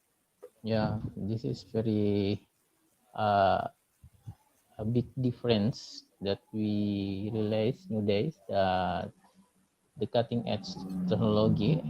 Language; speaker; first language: English; non-native, learner; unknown